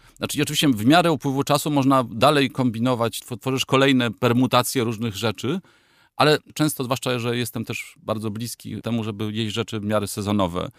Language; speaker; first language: Polish; native; Polish